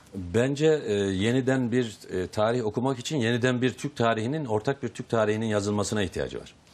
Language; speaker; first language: Turkish; native; Turkish